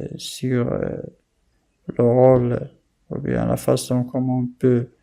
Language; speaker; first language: French; non-native, local second language; Arabic